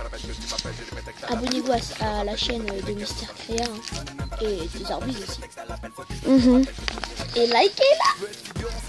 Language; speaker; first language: French; native; French